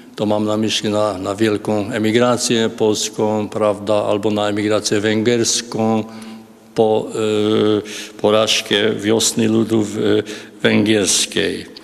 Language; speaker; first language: Polish; non-native, fluent; Hungarian